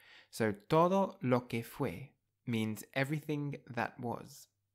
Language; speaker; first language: Spanish; non-native, fluent; English